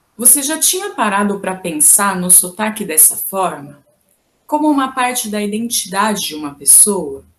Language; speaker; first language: Portuguese; native; Portuguese